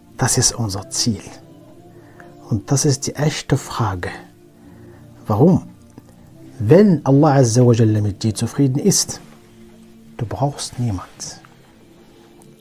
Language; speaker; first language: German; non-native, fluent; Arabic